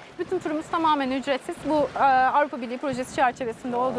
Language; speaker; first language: Turkish; native; Turkish